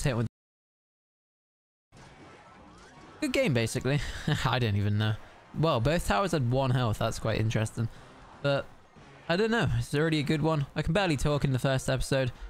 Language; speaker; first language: English; native; English